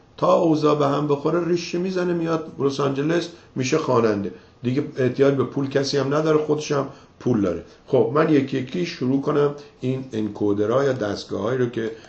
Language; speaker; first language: Persian; native; Persian